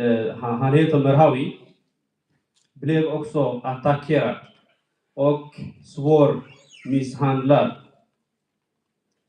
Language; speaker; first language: Swedish; non-native, fluent; Tigrinya